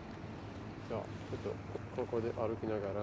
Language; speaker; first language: Japanese; non-native, fluent; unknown